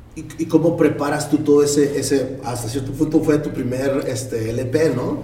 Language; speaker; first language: Spanish; native; Spanish